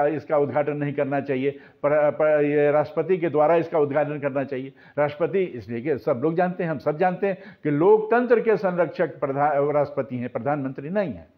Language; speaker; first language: Hindi; native; Hindi